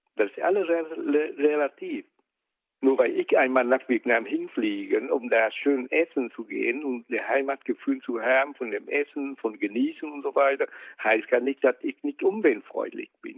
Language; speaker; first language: German; non-native, learner; Vietnamese